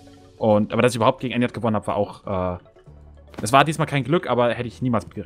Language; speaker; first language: German; native; German